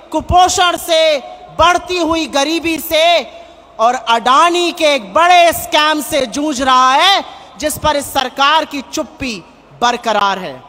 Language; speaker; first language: Hindi; native; Hindi